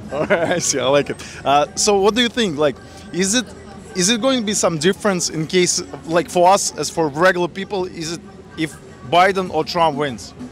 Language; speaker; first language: English; non-native, fluent; Russian